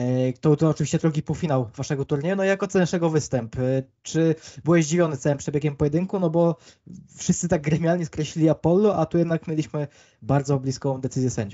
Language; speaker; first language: Polish; native; Polish